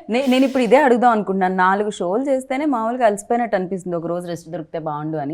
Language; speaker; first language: Telugu; native; Telugu